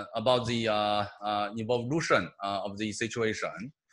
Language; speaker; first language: English; non-native, fluent; Chinese